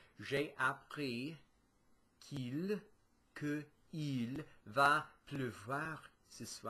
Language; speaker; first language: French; non-native, learner; English